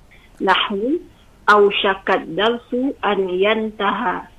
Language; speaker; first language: Arabic; non-native, learner; Indonesian